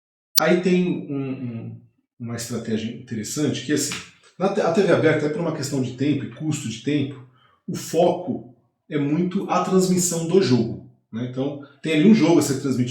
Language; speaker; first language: Portuguese; native; Portuguese